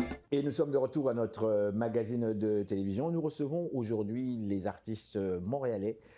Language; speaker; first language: French; native; French